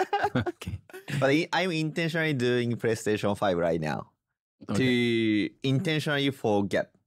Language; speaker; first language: English; non-native, fluent; Japanese